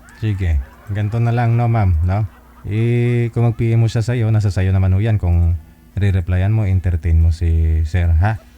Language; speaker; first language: Filipino; native; Filipino